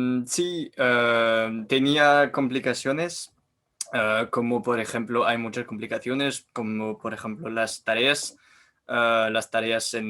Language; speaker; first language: Spanish; non-native, learner; French